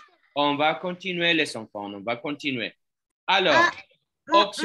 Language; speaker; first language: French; non-native, fluent; Spanish